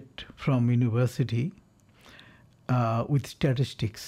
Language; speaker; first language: English; non-native, local second language; Bangla